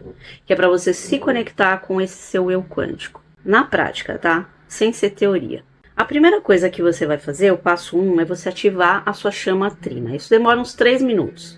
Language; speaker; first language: Portuguese; native; Portuguese